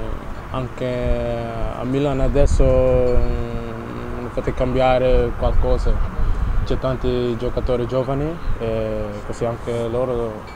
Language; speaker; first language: Italian; non-native, learner; Dutch